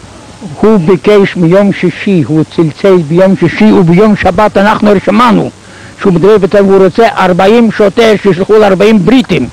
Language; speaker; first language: Hebrew; non-native, fluent; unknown